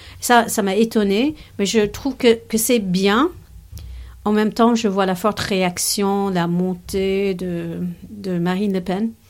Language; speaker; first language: French; non-native, fluent; English